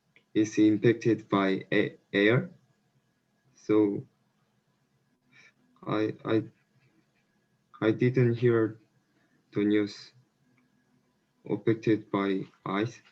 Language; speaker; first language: English; non-native, learner; Korean